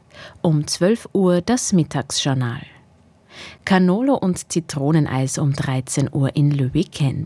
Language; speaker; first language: German; native; German